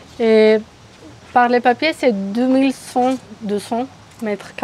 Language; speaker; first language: French; non-native, fluent; Spanish